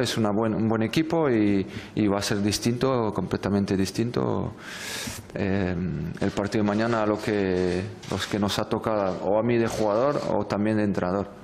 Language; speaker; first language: Spanish; non-native, fluent; French